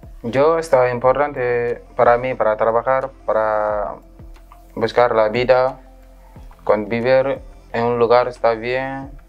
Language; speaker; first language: Spanish; non-native, learner; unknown